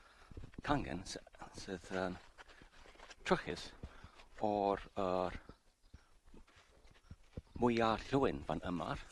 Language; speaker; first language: Welsh; non-native, learner; English